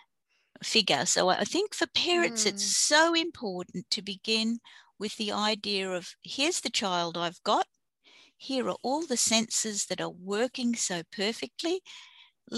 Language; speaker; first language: English; native; English